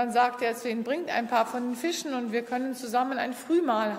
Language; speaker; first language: German; native; German